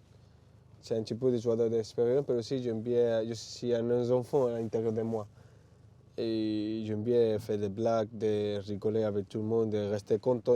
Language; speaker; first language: French; non-native, learner; Spanish